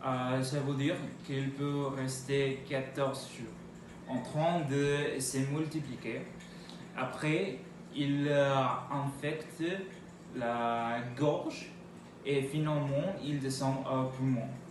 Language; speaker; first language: French; non-native, learner; Spanish